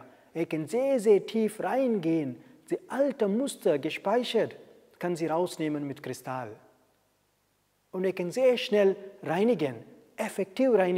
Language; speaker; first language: German; non-native, fluent; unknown